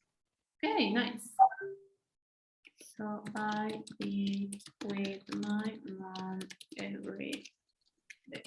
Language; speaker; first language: English; non-native, fluent; Spanish